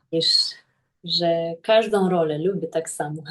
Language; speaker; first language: Polish; non-native, fluent; Russian